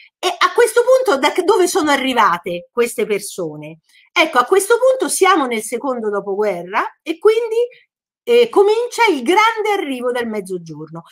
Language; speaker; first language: Italian; native; Italian